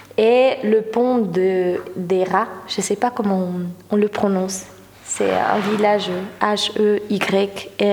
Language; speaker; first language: French; non-native, fluent; Spanish